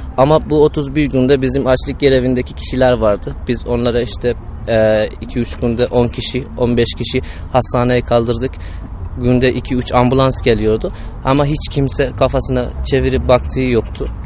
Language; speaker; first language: Turkish; non-native, fluent; Persian